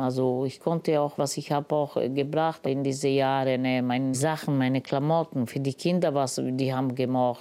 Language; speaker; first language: German; non-native, learner; Romany